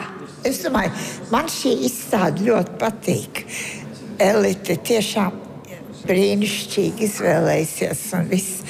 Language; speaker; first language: Latvian; non-native, fluent; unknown